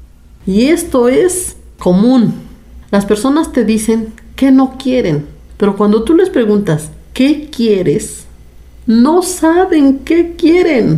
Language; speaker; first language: Spanish; native; Spanish